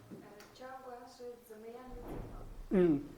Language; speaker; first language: Chinese; non-native, learner; Kyrgyz